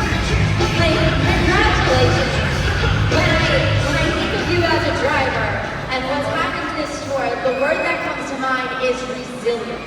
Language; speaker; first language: English; native; English